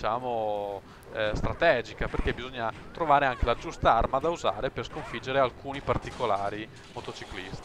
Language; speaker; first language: Italian; native; Italian